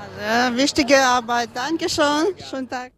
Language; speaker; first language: German; non-native, learner; Ukrainian